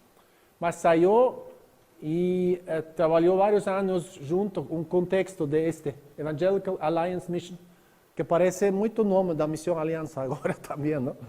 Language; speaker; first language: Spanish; non-native, learner; Norwegian